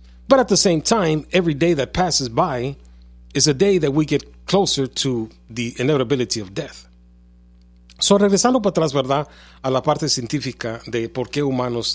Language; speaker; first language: Spanish; early bilingual, heritage; Spanish